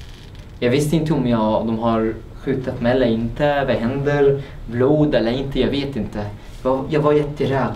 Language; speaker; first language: Swedish; non-native, fluent; Arabic